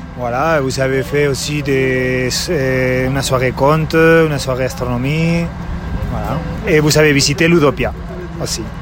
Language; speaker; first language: French; non-native, fluent; Spanish